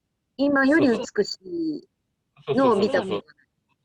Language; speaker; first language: Japanese; native; Japanese